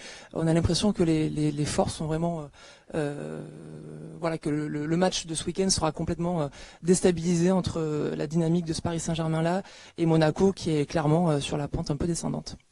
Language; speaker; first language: French; native; French